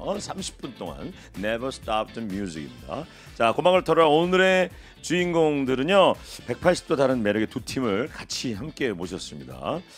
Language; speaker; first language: Korean; native; Korean